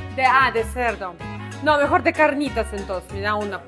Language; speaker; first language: Spanish; non-native, fluent; Russian